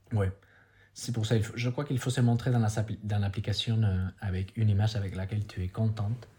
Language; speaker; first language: French; non-native, fluent; Spanish